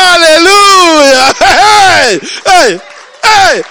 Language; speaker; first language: French; non-native, local second language; Rundi